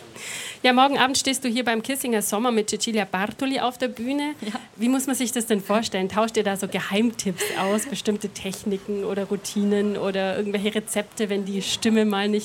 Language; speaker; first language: German; native; German